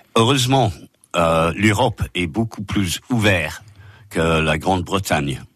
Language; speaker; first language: French; non-native, fluent; English